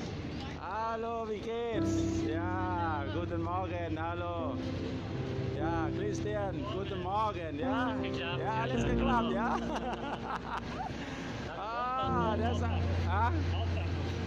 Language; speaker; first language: German; non-native, learner; Thai